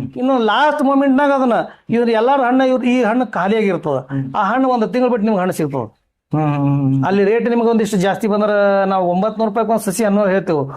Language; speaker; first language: Kannada; native; Kannada